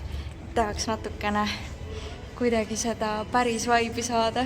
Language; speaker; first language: Estonian; native; Estonian